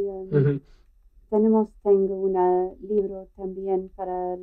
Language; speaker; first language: Spanish; non-native, learner; English